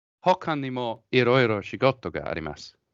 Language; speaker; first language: Japanese; non-native, learner; English